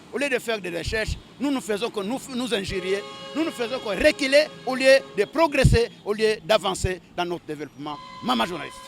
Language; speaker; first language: French; non-native, local second language; Lingala